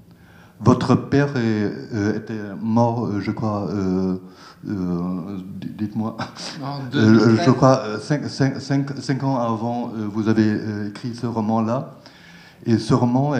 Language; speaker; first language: French; non-native, learner; German